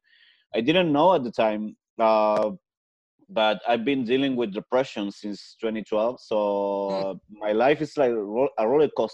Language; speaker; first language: English; non-native, fluent; Spanish